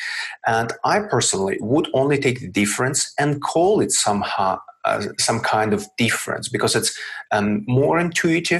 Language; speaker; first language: English; non-native, fluent; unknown